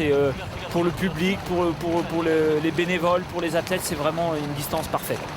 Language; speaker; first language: French; native; French